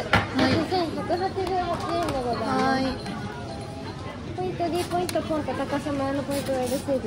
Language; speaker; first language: Japanese; native; Japanese